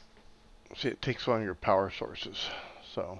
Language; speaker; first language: English; native; English